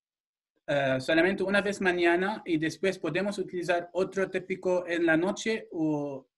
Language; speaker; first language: Spanish; non-native, fluent; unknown